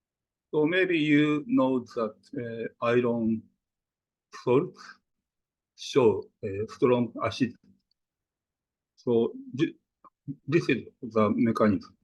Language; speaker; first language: English; non-native, fluent; Japanese